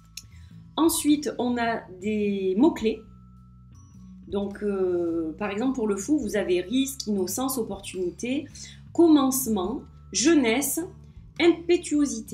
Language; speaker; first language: French; native; French